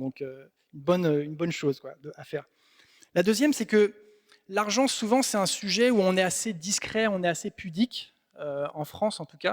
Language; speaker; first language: French; native; French